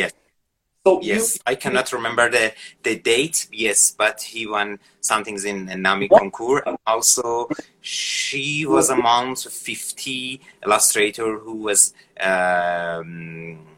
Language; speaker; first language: English; non-native, fluent; Persian